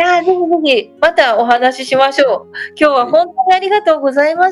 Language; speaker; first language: Japanese; native; Japanese